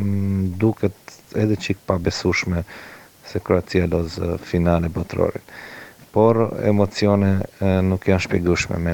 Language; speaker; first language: Albanian; non-native, learner; Croatian